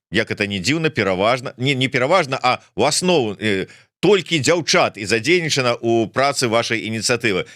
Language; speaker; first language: Belarusian; non-native, local second language; Russian